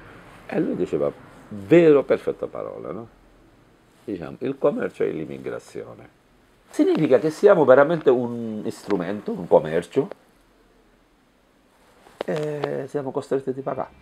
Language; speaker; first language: Italian; non-native, learner; Bangla